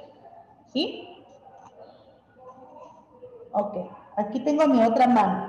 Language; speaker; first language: Spanish; native; Spanish